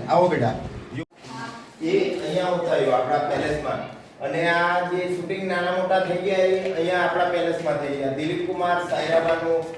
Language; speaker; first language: Gujarati; native; Gujarati